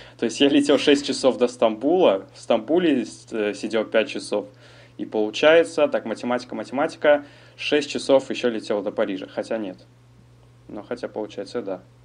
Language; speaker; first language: Russian; native; Russian